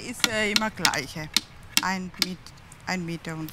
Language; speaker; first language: German; non-native, learner; Tamil